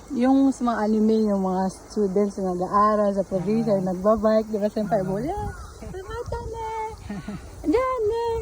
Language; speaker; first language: Filipino; non-native, local second language; Cebuano